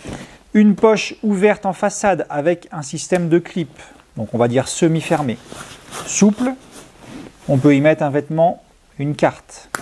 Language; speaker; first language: French; native; French